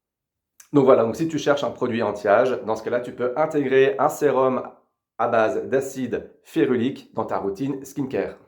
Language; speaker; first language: French; native; French